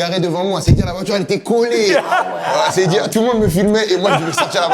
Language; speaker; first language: French; native; French